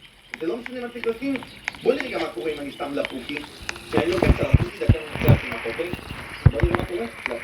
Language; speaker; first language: Hebrew; native; Hebrew